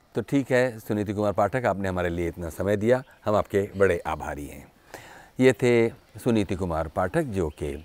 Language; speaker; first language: Hindi; native; Hindi